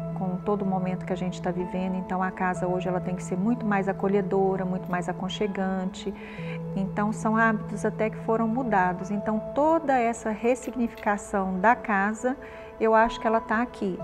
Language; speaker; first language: Portuguese; native; Portuguese